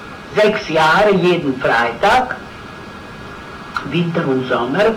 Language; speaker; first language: German; non-native, fluent; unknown